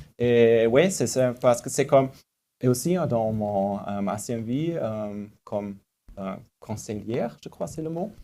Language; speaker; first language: French; non-native, fluent; German